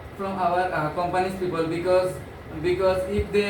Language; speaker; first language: English; non-native, learner; Bangla